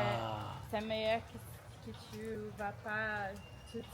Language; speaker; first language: French; non-native, learner; Portuguese